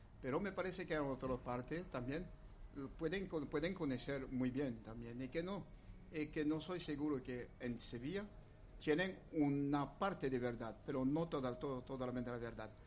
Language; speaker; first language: Spanish; non-native, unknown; French